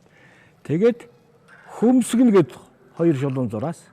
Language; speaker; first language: Mongolian; native; Mongolian